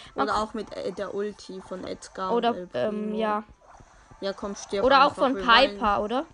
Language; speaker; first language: German; native; German